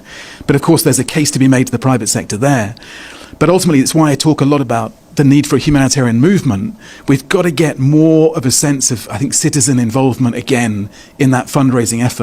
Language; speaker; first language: English; native; English